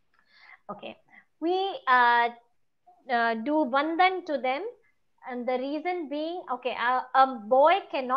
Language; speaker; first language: English; non-native, local second language; Gujarati